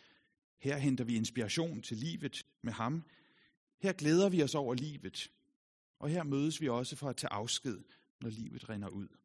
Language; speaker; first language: Danish; native; Danish